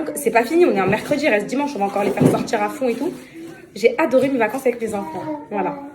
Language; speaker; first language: French; non-native, local second language; Arabic